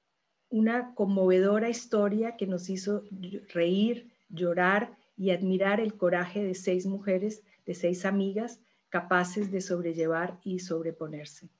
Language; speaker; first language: Spanish; native; Spanish